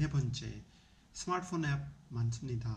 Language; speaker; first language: Korean; non-native, learner; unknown